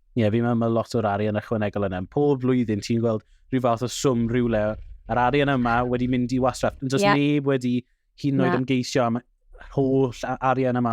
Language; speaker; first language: Welsh; native; Welsh